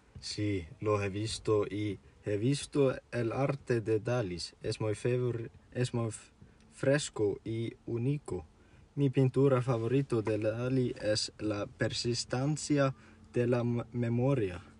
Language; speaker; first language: Spanish; non-native, learner; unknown